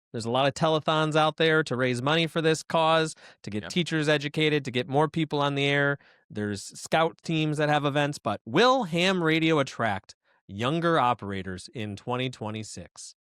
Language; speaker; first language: English; native; English